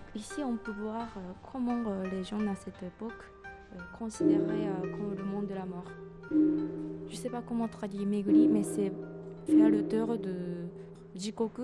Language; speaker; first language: French; non-native, fluent; Japanese